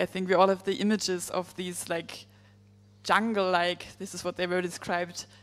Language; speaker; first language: English; non-native, fluent; German